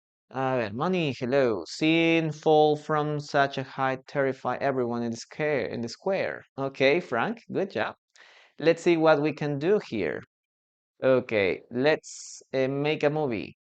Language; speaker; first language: English; non-native, fluent; Spanish